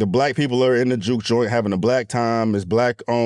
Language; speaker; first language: English; native; English